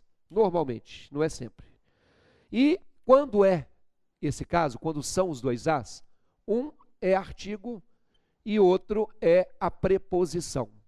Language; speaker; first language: Portuguese; native; Portuguese